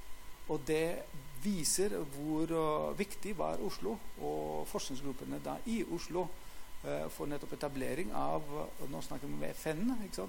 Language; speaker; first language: Norwegian; non-native, fluent; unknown